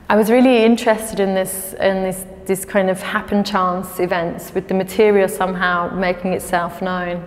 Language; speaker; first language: English; native; English